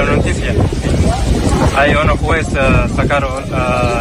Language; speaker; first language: Spanish; non-native, learner; Arabic